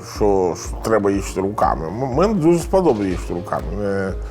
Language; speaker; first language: Ukrainian; non-native, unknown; Italian